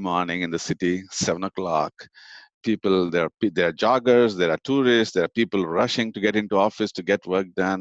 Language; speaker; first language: English; non-native, local second language; Tamil